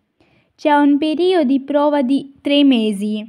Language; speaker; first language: Italian; non-native, fluent; Urdu